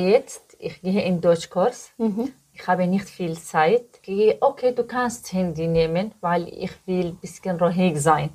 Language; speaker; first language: German; non-native, learner; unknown